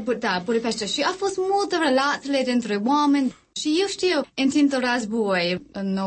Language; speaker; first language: Romanian; non-native, learner; English